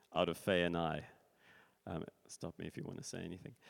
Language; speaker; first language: English; native; English